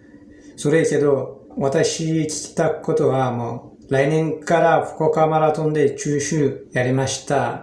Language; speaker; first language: Japanese; non-native, learner; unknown